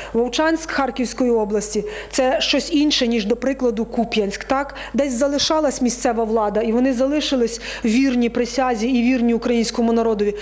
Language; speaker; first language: Ukrainian; native; Ukrainian